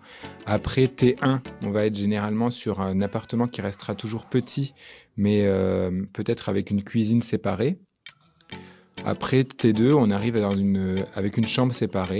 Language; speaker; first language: French; native; French